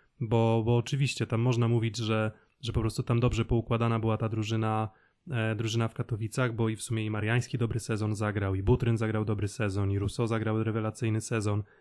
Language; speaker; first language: Polish; native; Polish